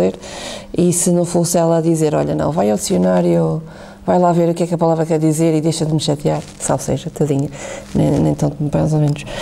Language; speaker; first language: Portuguese; native; Portuguese